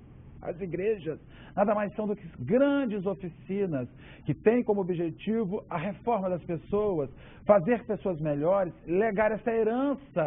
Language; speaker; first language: Portuguese; native; Portuguese